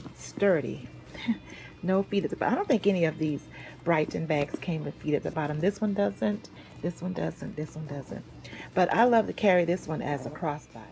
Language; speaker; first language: English; native; English